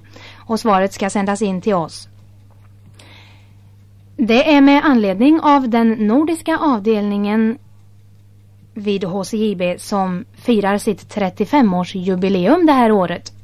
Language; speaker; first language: Swedish; native; Swedish